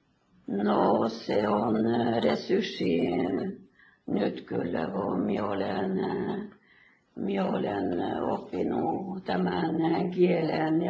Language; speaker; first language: Finnish; early bilingual, heritage; Finnish